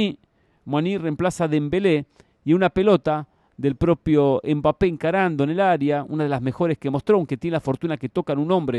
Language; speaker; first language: Spanish; native; Spanish